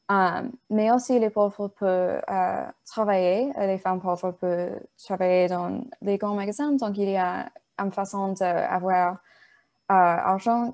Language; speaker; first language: French; non-native, learner; English